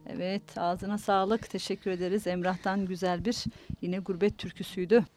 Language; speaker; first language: Turkish; native; Turkish